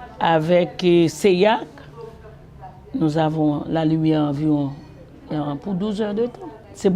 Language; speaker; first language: French; non-native, local second language; Haitian Creole